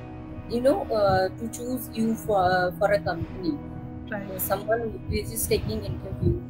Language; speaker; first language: English; non-native, local second language; Bangla